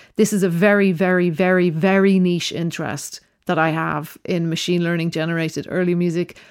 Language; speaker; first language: English; native; English